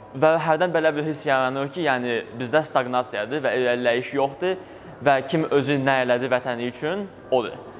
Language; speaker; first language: Azerbaijani; early bilingual, other home language; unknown